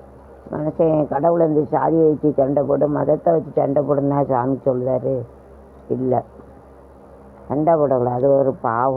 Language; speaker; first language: Tamil; native; Tamil